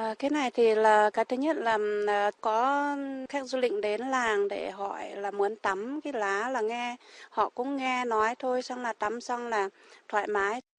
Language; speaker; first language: Vietnamese; non-native, local second language; Iu Mien